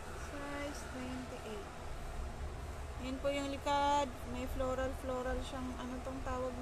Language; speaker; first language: Filipino; native; Filipino